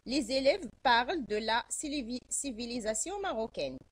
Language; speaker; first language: French; non-native, local second language; Arabic